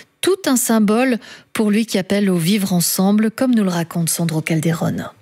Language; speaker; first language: French; native; French